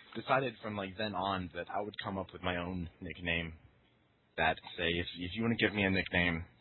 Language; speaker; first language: English; early bilingual, other home language; Chinese